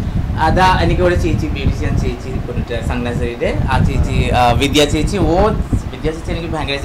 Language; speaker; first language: Malayalam; non-native, learner; Assamese